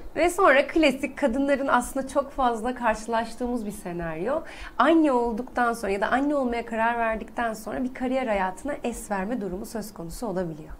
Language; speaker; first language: Turkish; native; Turkish